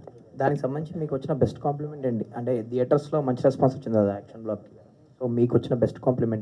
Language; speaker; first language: Telugu; native; Telugu